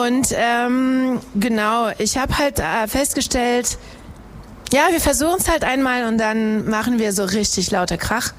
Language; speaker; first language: German; non-native, fluent; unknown